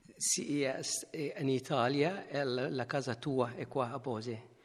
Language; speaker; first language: Italian; non-native, learner; Arabic